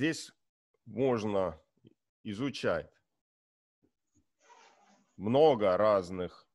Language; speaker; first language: Russian; non-native, learner; Estonian